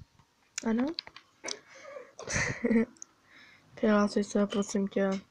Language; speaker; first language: Czech; early bilingual, heritage; Czech